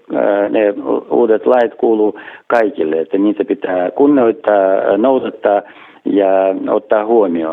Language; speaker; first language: Finnish; non-native, fluent; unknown